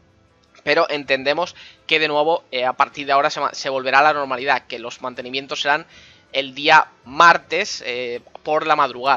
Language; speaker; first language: Spanish; native; Spanish